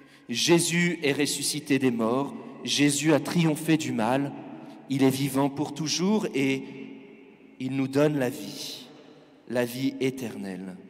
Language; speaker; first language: French; native; French